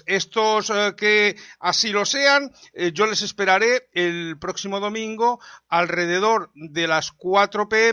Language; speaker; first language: Spanish; native; Spanish